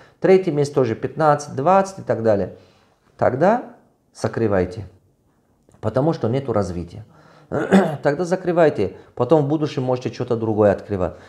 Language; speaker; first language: Russian; non-native, local second language; Tajik